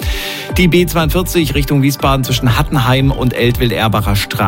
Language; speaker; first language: German; native; German